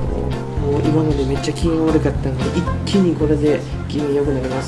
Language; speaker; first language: Japanese; native; Japanese